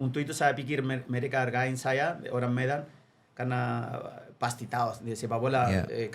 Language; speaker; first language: Indonesian; non-native, fluent; Spanish